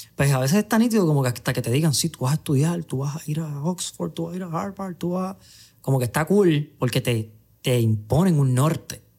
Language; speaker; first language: Spanish; native; Spanish